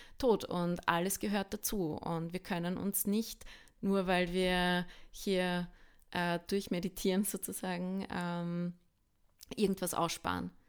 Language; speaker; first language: German; early bilingual, other home language; Bosnian